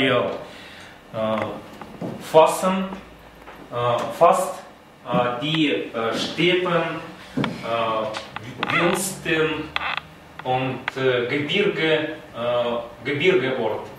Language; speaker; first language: German; non-native, learner; Russian